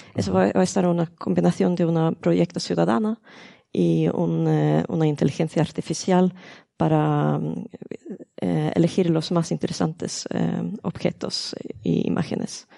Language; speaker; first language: Spanish; non-native, learner; Swedish